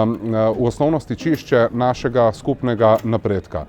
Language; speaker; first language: Slovenian; native; Slovenian